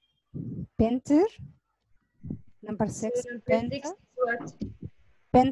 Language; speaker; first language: English; non-native, learner; Arabic